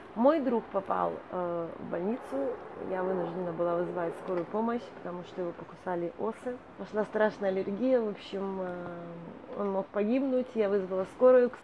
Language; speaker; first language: Russian; native; Russian